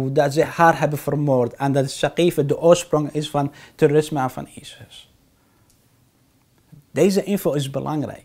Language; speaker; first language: Dutch; non-native, fluent; Arabic